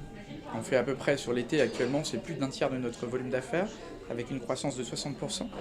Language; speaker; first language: French; native; French